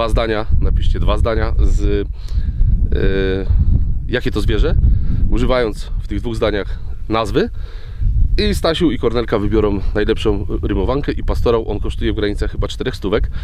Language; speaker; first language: Polish; native; Polish